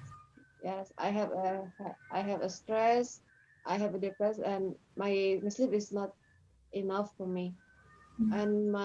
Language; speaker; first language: English; non-native, learner; Indonesian